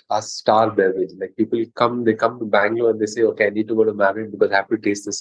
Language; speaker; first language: English; non-native, local second language; Konkani